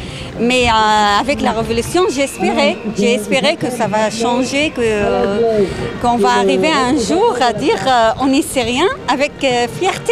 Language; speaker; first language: French; non-native, fluent; Arabic